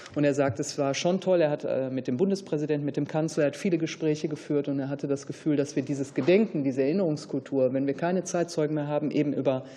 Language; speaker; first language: German; native; German